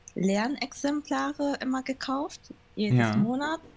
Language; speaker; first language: German; early bilingual, other home language; Japanese